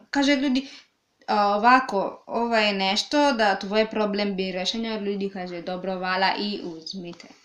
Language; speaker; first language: Serbian; non-native, learner; Swahili